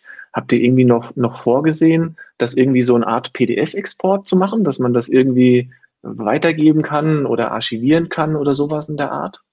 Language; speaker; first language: German; native; German